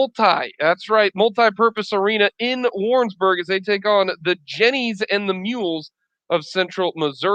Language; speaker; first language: English; native; English